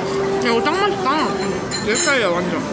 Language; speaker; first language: Korean; native; Korean